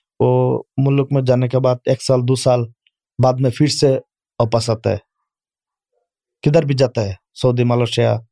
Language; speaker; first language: Urdu; non-native, learner; Bangla